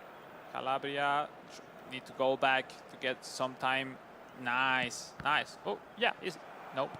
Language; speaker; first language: English; non-native, fluent; Spanish